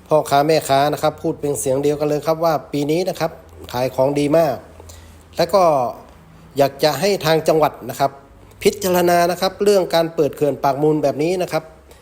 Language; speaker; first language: Thai; native; Thai